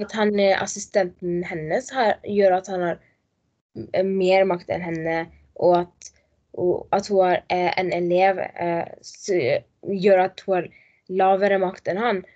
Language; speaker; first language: Norwegian; non-native, learner; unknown